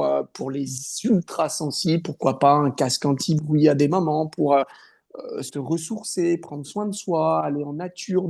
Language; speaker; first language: French; native; French